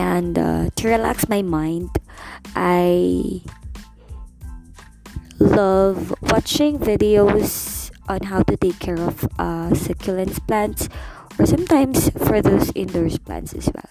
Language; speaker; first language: English; non-native, local second language; Filipino